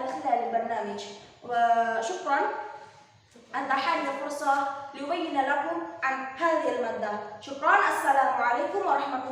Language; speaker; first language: Arabic; non-native, learner; Indonesian